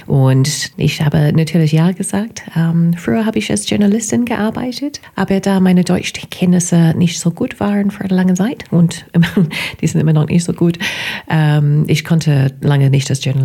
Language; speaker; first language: German; non-native, fluent; English